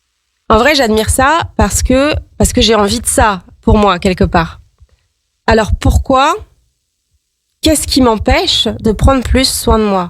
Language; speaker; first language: French; native; French